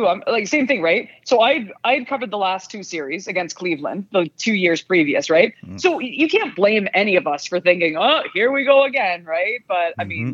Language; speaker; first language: English; native; English